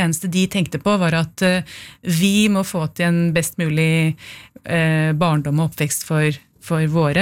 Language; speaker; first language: Norwegian; early bilingual, other home language; Urdu